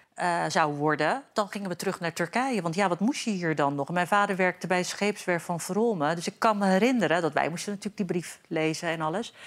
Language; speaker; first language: Dutch; early bilingual, other home language; Turkish